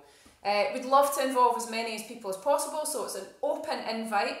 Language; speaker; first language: English; native; English